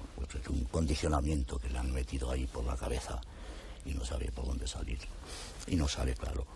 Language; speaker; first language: Spanish; native; Spanish